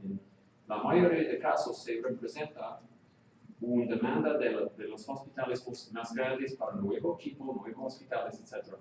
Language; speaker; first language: Spanish; non-native, fluent; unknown